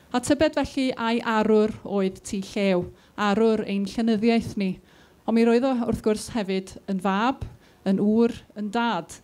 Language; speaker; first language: Welsh; native; Welsh